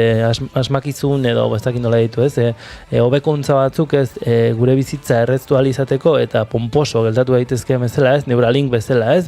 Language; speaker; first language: Basque; native; Basque